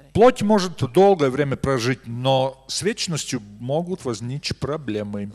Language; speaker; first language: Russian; native; Russian